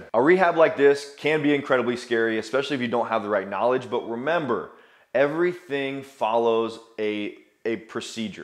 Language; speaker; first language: English; native; English